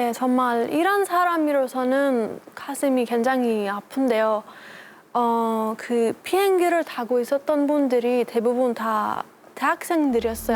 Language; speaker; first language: Korean; non-native, fluent; Persian